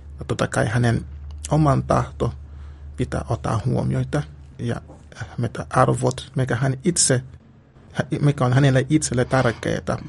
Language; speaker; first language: Finnish; non-native, learner; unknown